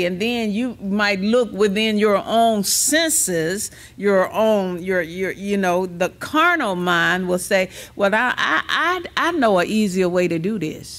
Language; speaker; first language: English; native; English